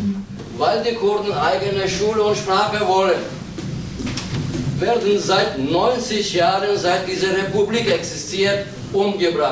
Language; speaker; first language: German; non-native, fluent; Turkish